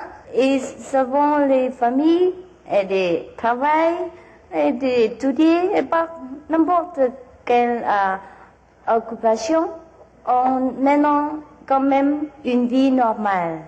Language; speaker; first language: French; non-native, learner; Vietnamese